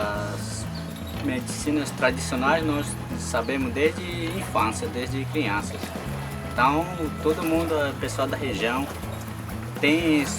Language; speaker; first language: Portuguese; non-native, local second language; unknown